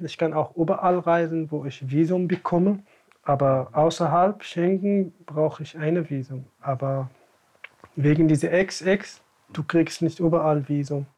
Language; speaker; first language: German; non-native, fluent; Tamasheq